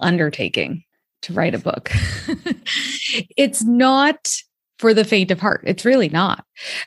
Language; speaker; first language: English; native; English